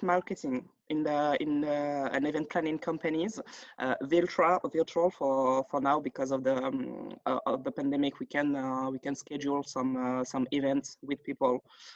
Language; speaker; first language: English; non-native, fluent; French